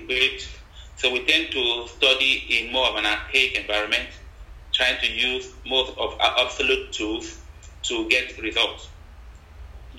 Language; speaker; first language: English; non-native, local second language; Ibibio